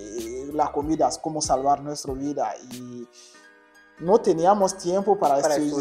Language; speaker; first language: Spanish; non-native, learner; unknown